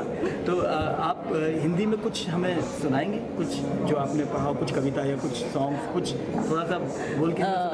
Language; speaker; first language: Hindi; native; Hindi